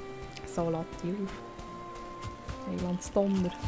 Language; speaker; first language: German; native; German